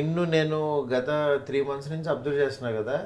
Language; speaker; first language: Telugu; native; Telugu